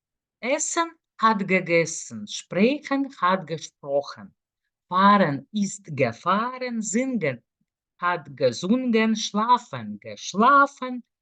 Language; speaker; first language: German; non-native, fluent; Lithuanian